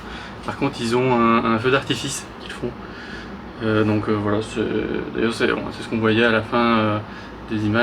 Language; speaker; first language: French; native; French